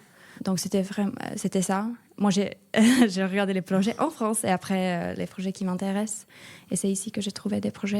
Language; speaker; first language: French; non-native, fluent; Finnish